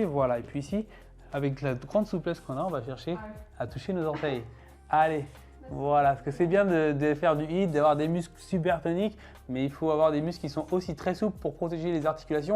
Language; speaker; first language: French; native; French